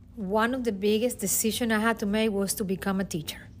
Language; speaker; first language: English; non-native, fluent; Spanish